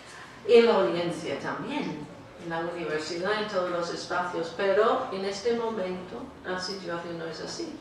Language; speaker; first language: Spanish; non-native, fluent; English